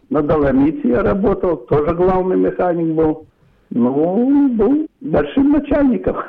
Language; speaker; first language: Russian; non-native, local second language; Polish